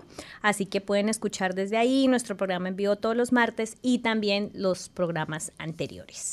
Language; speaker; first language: Spanish; native; Spanish